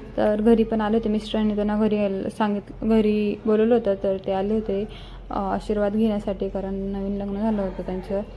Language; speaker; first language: Marathi; native; Marathi